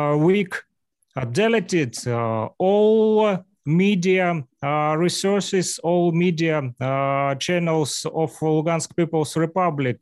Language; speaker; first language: English; non-native, learner; Russian